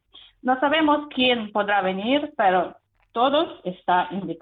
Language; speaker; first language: Spanish; non-native, fluent; Ukrainian